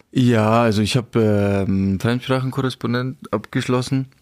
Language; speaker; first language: German; non-native, fluent; Czech